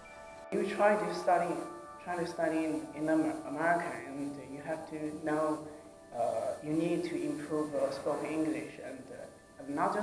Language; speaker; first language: English; non-native, learner; Chinese